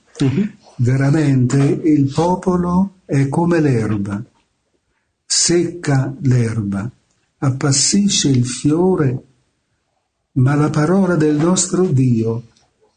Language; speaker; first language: Italian; native; Italian